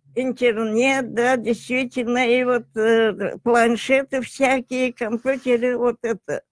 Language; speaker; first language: Russian; non-native, local second language; Tajik